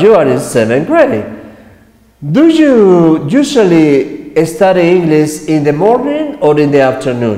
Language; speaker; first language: English; non-native, fluent; Spanish